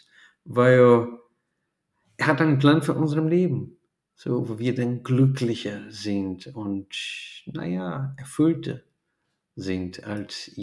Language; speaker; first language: German; non-native, fluent; Portuguese